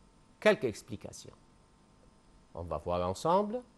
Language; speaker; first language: French; non-native, local second language; Arabic